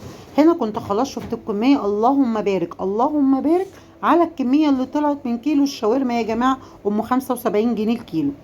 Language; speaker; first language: Arabic; native; Arabic